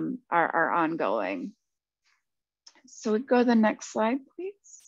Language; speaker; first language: English; native; English